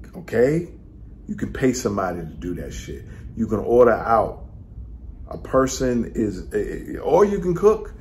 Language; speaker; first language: English; native; English